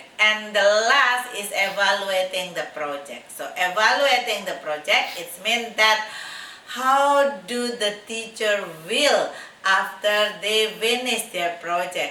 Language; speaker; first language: English; non-native, fluent; Indonesian